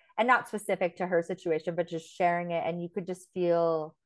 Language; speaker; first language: English; native; English